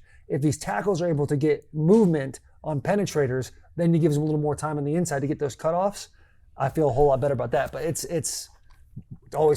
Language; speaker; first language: English; native; English